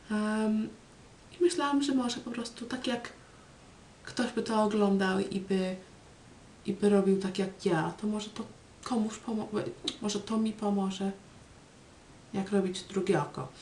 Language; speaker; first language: Polish; early bilingual, heritage; Polish